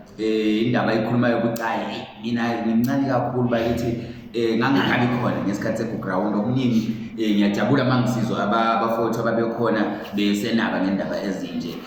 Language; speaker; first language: Zulu; native; Zulu